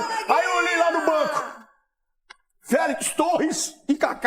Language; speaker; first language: Portuguese; native; Portuguese